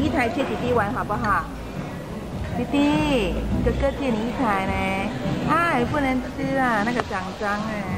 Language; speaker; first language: Chinese; native; Chinese